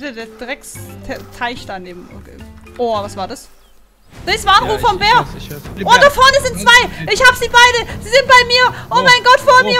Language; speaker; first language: German; native; German